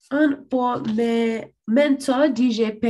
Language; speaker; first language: French; non-native, learner; English